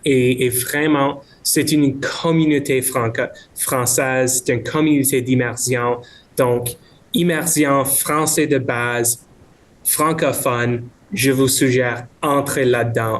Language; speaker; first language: French; non-native, local second language; English